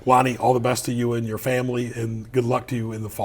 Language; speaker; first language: English; native; English